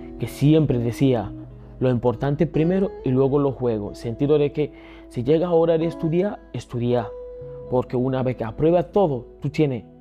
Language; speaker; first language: Spanish; early bilingual, other home language; Akan